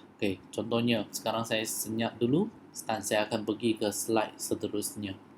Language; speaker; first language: Malay; non-native, local second language; Chinese